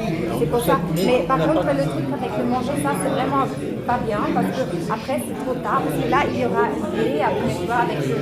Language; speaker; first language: French; non-native, fluent; German